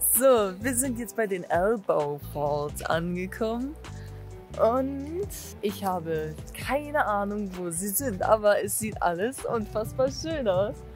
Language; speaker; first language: German; native; German